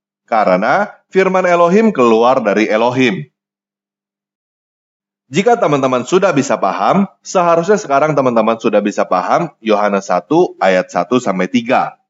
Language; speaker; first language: Indonesian; native; Indonesian